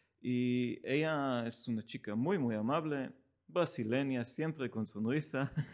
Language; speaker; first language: Spanish; non-native, learner; Hebrew